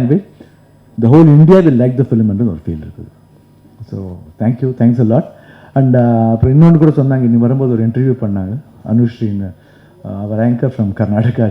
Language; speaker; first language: Tamil; non-native, local second language; Kannada